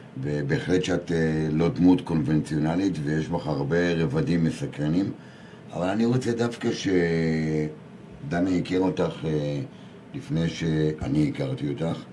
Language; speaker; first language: Hebrew; native; Hebrew